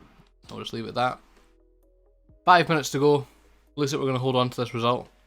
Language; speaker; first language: English; native; English